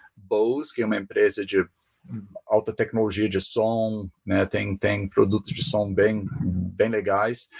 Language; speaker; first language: Portuguese; non-native, fluent; English